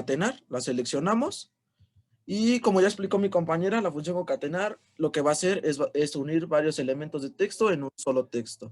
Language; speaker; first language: Spanish; native; Spanish